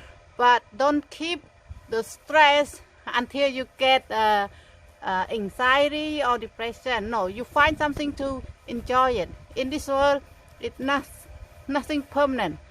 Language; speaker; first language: English; non-native, fluent; Khmer